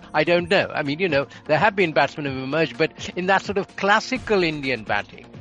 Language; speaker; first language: English; non-native, local second language; Bangla